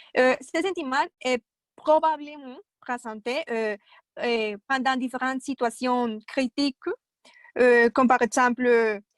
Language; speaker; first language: French; non-native, fluent; Spanish